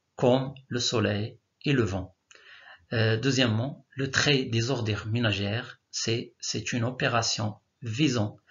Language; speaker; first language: French; non-native, local second language; Arabic